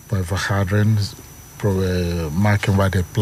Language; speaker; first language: Dutch; non-native, learner; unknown